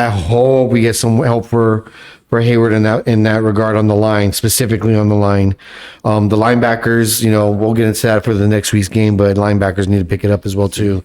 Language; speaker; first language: English; native; English